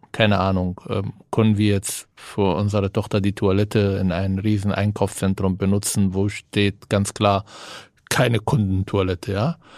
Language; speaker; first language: German; non-native, fluent; Arabic